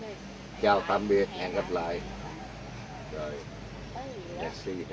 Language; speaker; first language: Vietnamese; native; Vietnamese